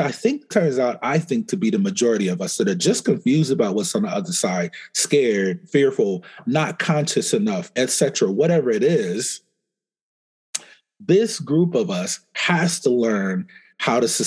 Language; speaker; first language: English; native; English